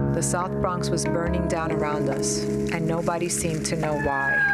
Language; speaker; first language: English; native; English